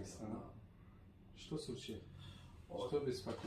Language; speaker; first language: Russian; non-native, learner; Tajik